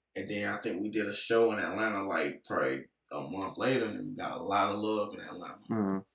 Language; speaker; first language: English; native; English